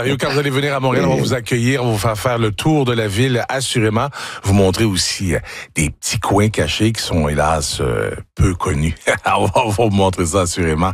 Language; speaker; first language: French; native; French